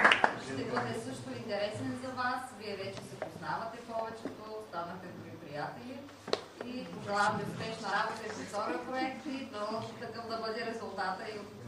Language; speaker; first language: Bulgarian; native; Bulgarian